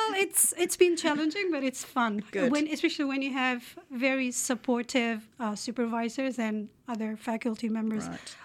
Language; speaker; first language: English; non-native, fluent; Turkish